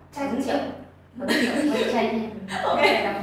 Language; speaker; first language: Chinese; non-native, learner; Vietnamese